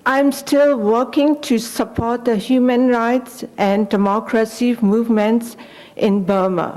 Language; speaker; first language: English; non-native, fluent; Burmese